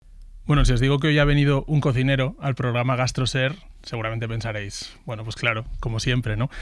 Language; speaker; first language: Spanish; native; Spanish